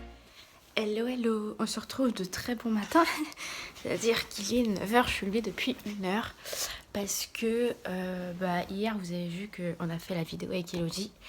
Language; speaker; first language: French; native; French